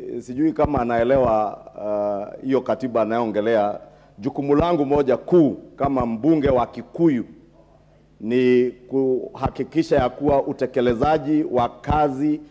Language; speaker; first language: Swahili; non-native, local second language; Kikuyu